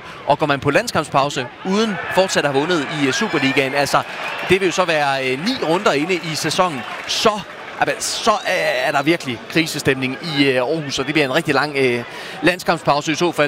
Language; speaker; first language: Danish; native; Danish